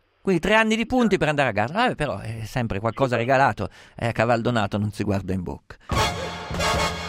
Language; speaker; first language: Italian; native; Italian